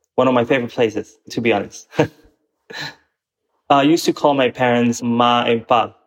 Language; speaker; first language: English; non-native, fluent; Spanish